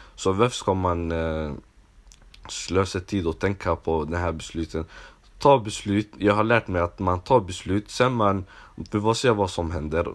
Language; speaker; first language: Swedish; non-native, local second language; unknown